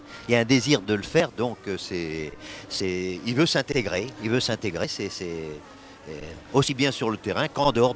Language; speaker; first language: French; native; French